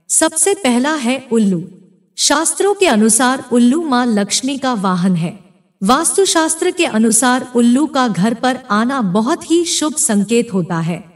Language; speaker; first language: Hindi; native; Hindi